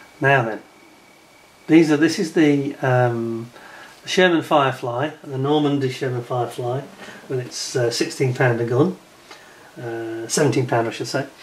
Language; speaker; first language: English; native; English